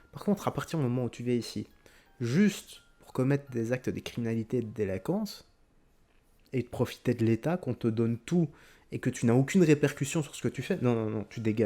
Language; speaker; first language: French; native; French